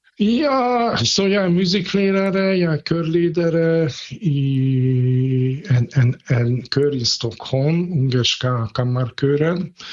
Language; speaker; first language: Swedish; non-native, fluent; Hungarian